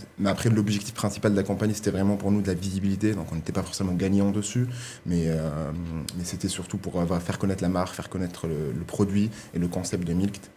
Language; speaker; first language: French; non-native, local second language; Arabic